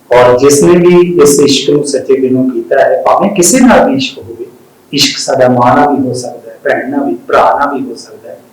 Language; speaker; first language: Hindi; non-native, local second language; Punjabi